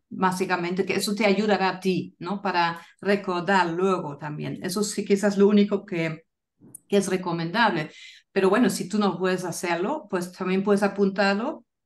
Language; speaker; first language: Spanish; non-native, fluent; German